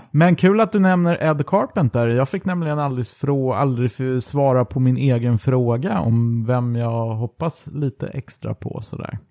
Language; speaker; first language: Swedish; early bilingual, other home language; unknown